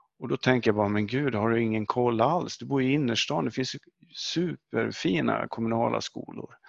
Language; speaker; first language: Swedish; native; Swedish